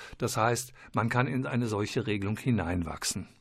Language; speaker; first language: German; native; German